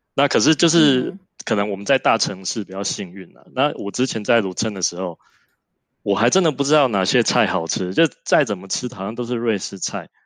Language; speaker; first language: Chinese; native; Chinese